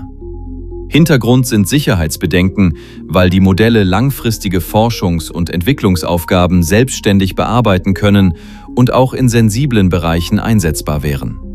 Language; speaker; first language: German; native; German